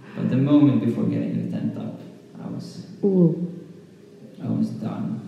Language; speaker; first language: English; non-native, fluent; Finnish